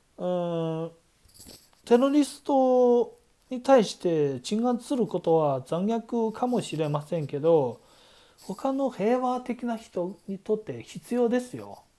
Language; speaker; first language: Japanese; non-native, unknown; Chinese